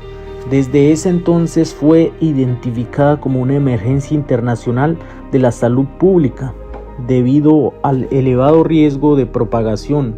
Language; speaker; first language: Spanish; native; Spanish